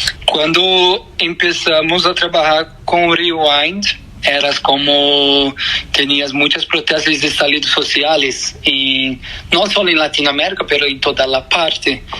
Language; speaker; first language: Spanish; non-native, fluent; Portuguese